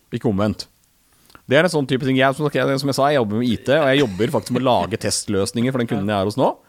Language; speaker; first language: Norwegian; native; Norwegian